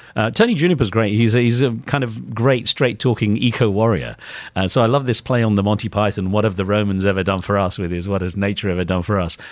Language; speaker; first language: English; native; English